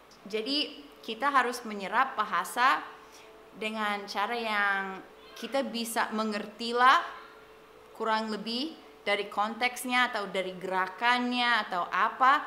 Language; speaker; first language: Indonesian; non-native, fluent; English